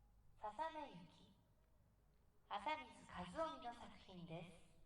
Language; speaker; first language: Japanese; native; Japanese